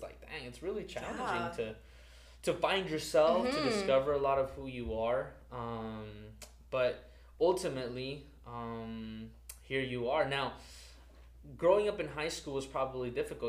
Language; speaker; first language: English; early bilingual, other home language; Spanish